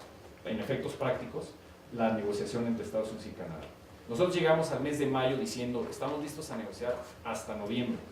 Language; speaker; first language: Spanish; native; Spanish